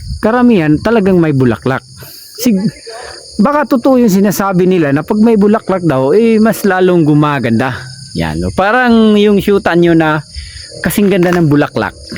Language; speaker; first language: Filipino; non-native, local second language; Cebuano